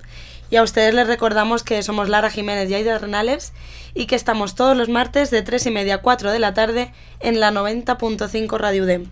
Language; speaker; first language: Spanish; native; Spanish